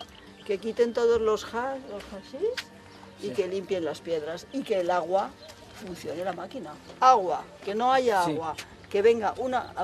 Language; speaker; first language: Spanish; native; Spanish